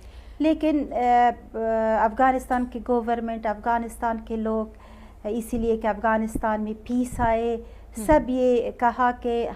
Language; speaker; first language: Hindi; non-native, learner; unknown